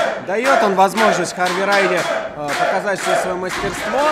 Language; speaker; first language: Russian; native; Russian